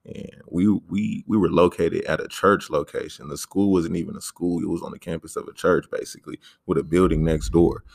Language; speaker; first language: English; native; English